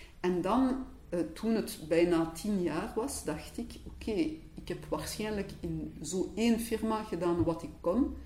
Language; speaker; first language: Dutch; non-native, local second language; French